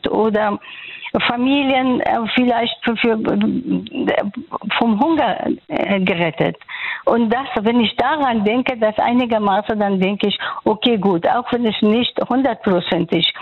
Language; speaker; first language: German; non-native, fluent; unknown